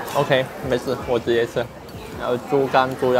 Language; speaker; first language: Chinese; native; Chinese